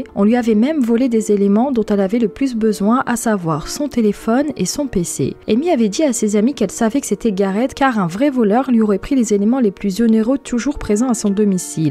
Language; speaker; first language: French; native; French